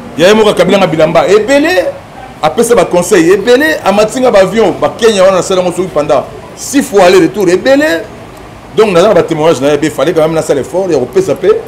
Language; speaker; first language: Lingala; native; Lingala